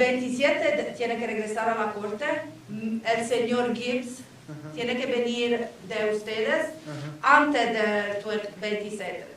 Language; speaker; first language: Spanish; non-native, learner; English